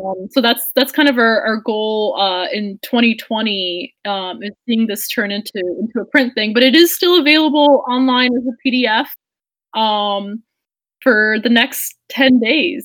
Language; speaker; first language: English; native; English